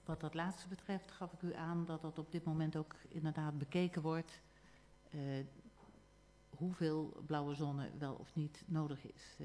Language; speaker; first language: Dutch; native; Dutch